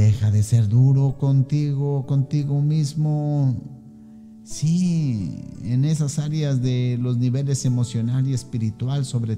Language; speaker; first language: Spanish; native; Spanish